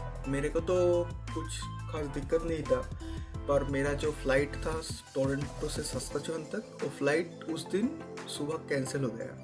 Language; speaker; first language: Hindi; non-native, local second language; Bangla